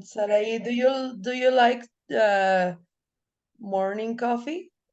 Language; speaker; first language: English; non-native, learner; Spanish